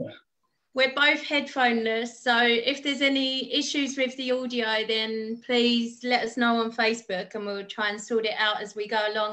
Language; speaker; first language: English; native; English